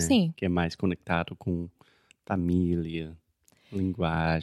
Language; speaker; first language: Portuguese; non-native, fluent; English